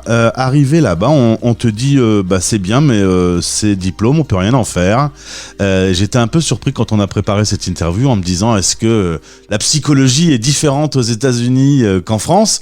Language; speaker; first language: French; native; French